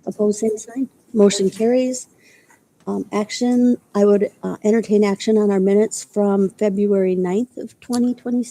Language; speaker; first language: English; native; English